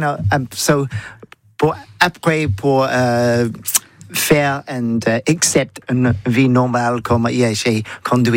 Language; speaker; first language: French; non-native, learner; English